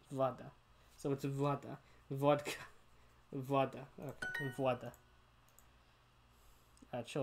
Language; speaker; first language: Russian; non-native, learner; English